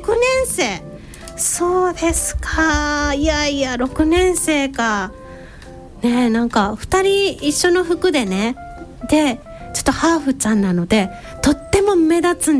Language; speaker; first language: Japanese; native; Japanese